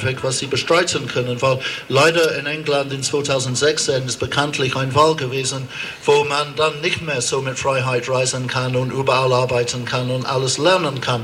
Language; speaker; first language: German; non-native, fluent; English